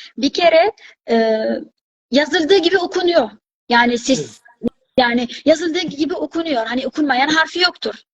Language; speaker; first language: Turkish; non-native, fluent; Arabic